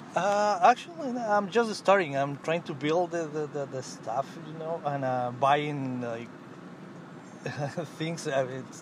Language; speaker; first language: English; non-native, learner; Spanish